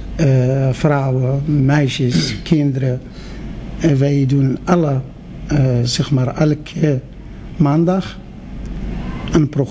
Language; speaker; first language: Dutch; non-native, fluent; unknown